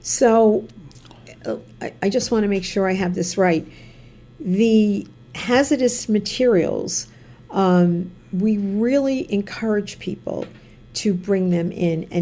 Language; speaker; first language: English; native; English